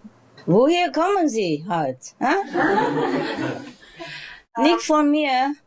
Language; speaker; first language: German; non-native, learner; Vietnamese